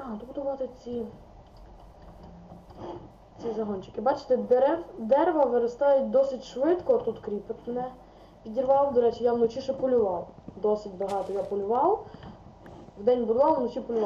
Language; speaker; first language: Ukrainian; native; Ukrainian